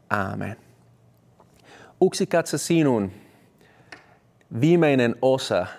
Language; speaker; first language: Finnish; non-native, fluent; Spanish